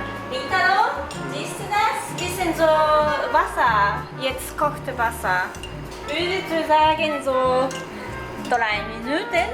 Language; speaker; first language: German; non-native, learner; Japanese